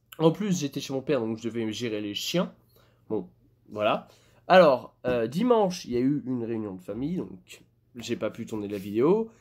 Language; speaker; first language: French; native; French